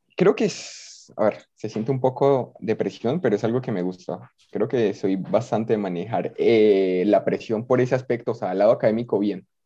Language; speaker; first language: Spanish; native; Spanish